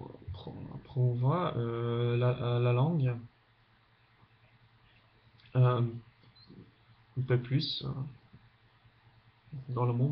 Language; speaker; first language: French; non-native, fluent; Dutch